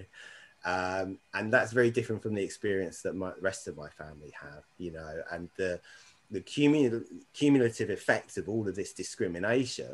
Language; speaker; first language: English; native; English